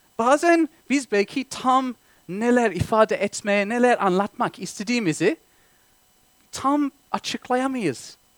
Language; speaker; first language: Turkish; non-native, fluent; English